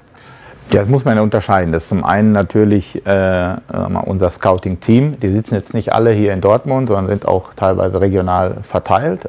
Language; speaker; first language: German; native; German